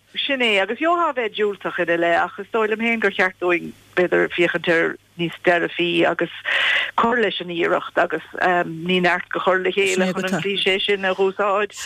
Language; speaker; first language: Irish; non-native, local second language; English